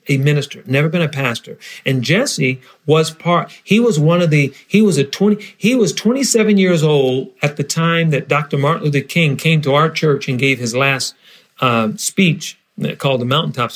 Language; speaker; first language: English; native; English